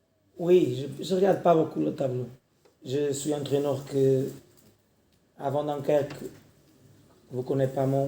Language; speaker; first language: French; non-native, learner; Portuguese